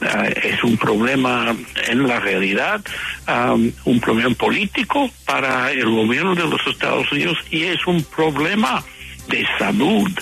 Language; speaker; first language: Spanish; non-native, fluent; English